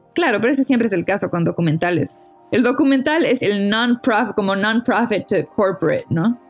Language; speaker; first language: Spanish; native; Spanish